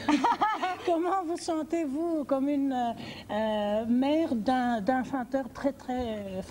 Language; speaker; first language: French; non-native, learner; Greek